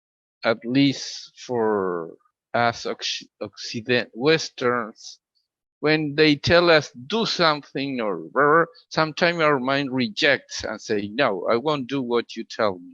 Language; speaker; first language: English; non-native, fluent; Spanish